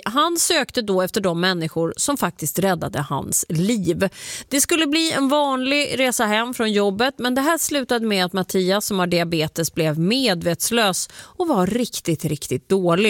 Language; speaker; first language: Swedish; native; Swedish